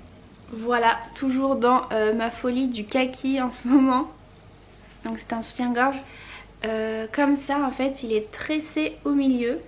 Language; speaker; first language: French; native; French